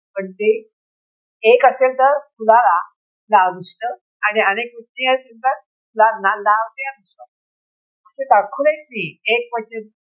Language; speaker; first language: Marathi; native; Marathi